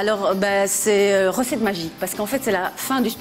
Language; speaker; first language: French; native; French